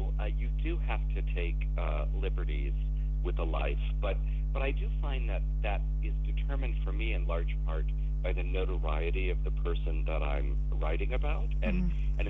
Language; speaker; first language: English; native; English